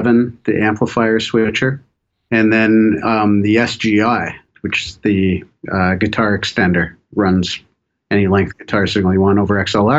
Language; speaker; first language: English; native; English